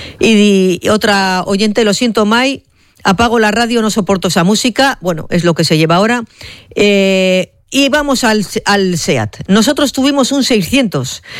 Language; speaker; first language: Spanish; native; Spanish